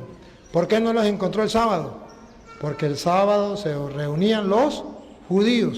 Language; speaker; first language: Spanish; native; Spanish